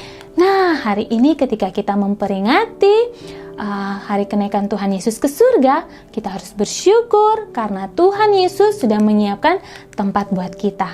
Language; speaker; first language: Indonesian; native; Indonesian